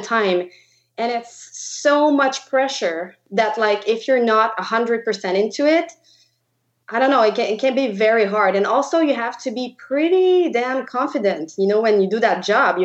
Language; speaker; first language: English; non-native, fluent; French